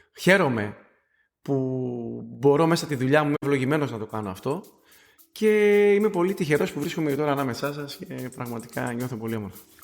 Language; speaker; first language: Greek; native; Greek